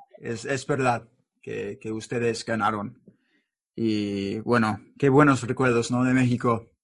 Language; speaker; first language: Spanish; non-native, learner; English